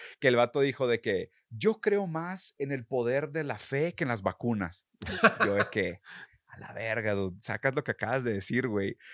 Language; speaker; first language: Spanish; early bilingual, other home language; Portuguese